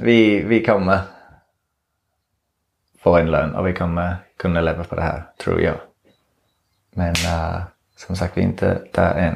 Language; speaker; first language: Swedish; non-native, fluent; English